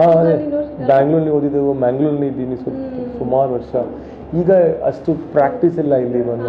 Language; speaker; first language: Kannada; non-native, fluent; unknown